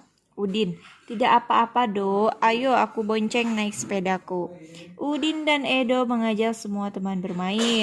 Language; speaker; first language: Indonesian; native; Indonesian